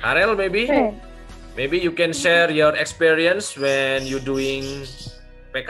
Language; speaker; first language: English; non-native, learner; Indonesian